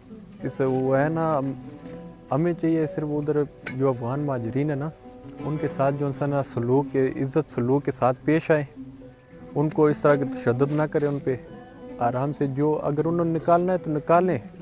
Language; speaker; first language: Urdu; early bilingual, other home language; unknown